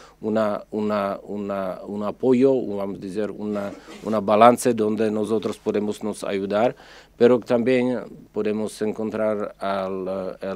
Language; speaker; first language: Spanish; non-native, fluent; Czech